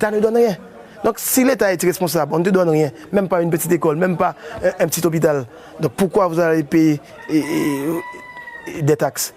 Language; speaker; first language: French; non-native, local second language; Haitian Creole